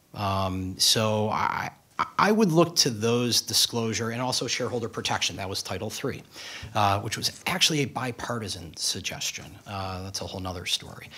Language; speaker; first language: English; native; English